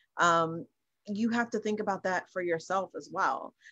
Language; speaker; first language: English; native; English